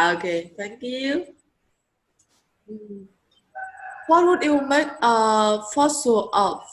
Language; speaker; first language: English; non-native, learner; Vietnamese